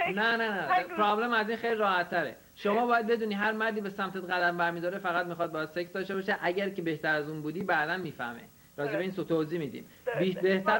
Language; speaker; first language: Persian; native; Persian